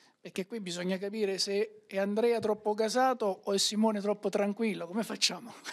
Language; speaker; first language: Italian; native; Italian